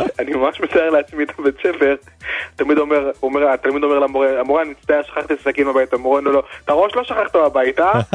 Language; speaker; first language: Hebrew; native; Hebrew